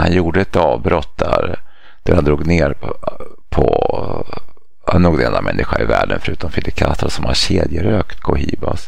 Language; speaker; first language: Swedish; native; Swedish